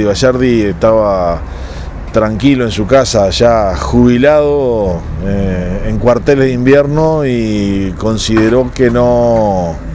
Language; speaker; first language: Spanish; native; Spanish